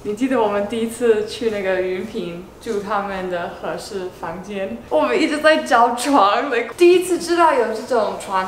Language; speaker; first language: Chinese; non-native, fluent; English